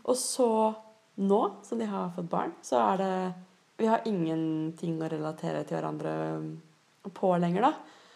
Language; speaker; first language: Norwegian; native; Norwegian